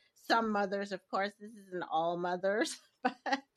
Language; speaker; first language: English; native; English